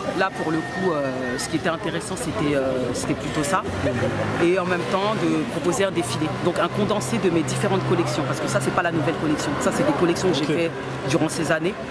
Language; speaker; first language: French; early bilingual, other home language; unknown